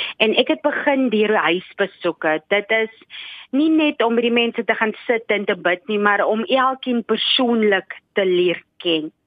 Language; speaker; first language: Afrikaans; native; Afrikaans